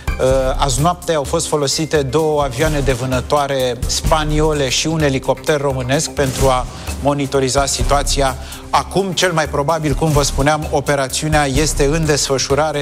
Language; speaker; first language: Romanian; native; Romanian